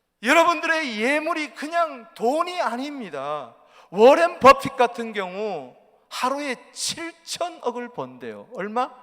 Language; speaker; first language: Korean; native; Korean